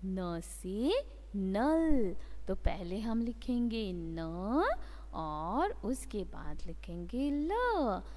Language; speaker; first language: Hindi; non-native, local second language; Bangla